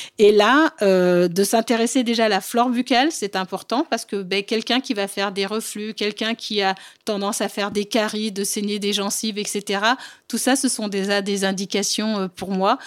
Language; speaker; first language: French; early bilingual, other home language; Bambara